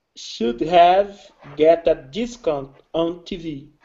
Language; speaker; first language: English; non-native, learner; Portuguese